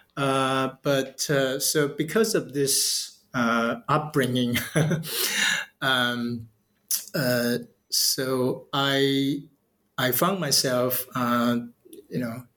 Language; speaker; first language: English; non-native, fluent; Chinese